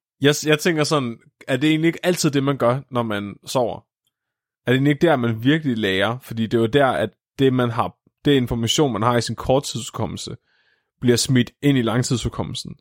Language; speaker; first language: Danish; native; Danish